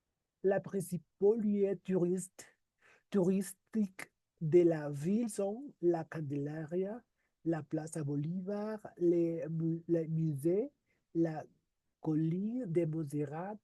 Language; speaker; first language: French; non-native, learner; Spanish